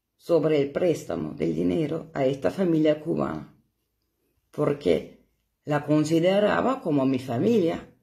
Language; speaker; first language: Spanish; non-native, fluent; German